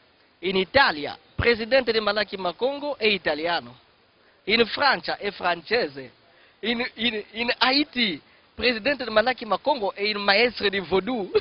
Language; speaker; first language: Italian; non-native, fluent; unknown